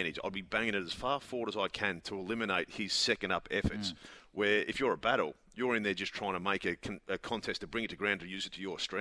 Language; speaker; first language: English; native; English